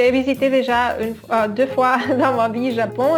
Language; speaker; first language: French; non-native, learner; Spanish